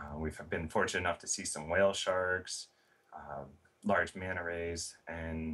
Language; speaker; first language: English; native; English